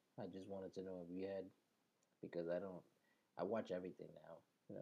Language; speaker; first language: English; early bilingual, other home language; Spanish